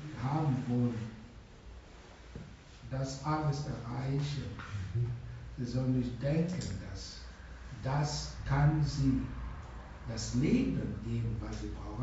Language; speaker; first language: German; non-native, learner; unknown